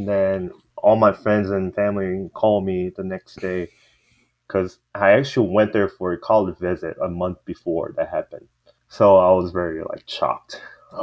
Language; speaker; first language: English; native; English